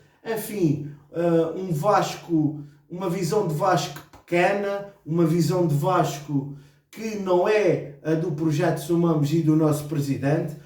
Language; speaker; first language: Portuguese; native; Portuguese